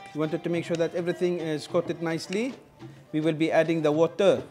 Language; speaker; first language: English; non-native, local second language; Arabic